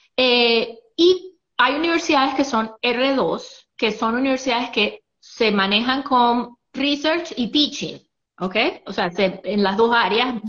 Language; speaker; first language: Spanish; native; Spanish